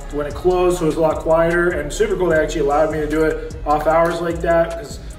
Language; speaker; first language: English; native; English